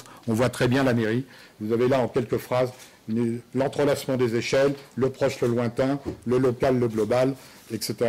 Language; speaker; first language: French; native; French